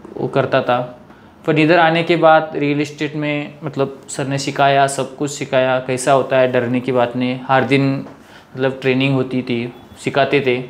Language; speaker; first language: Hindi; non-native, local second language; Marathi